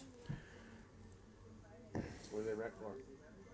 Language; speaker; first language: English; native; English